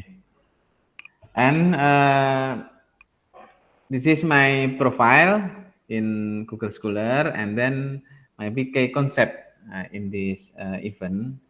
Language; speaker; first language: English; non-native, learner; Indonesian